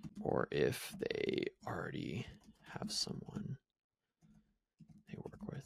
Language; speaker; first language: English; native; English